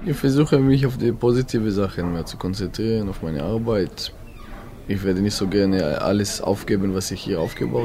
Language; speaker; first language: German; non-native, learner; Hebrew